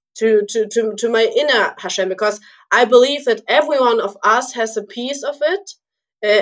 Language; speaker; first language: English; early bilingual, other home language; Russian